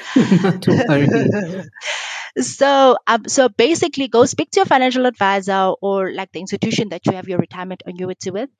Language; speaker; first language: English; non-native, local second language; Xhosa